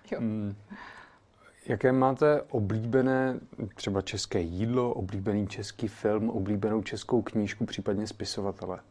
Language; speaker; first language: Czech; native; Czech